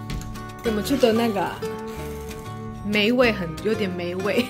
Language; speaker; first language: Chinese; non-native, learner; Japanese